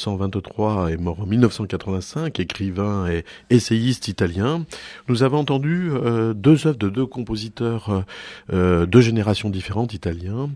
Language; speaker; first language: French; native; French